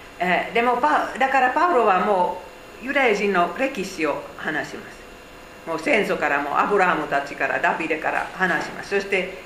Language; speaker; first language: Japanese; non-native, fluent; Finnish